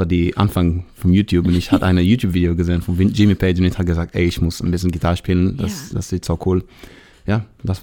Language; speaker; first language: German; non-native, learner; Hebrew